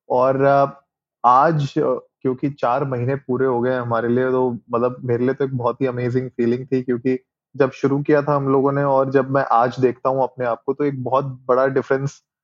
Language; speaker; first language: Hindi; native; Hindi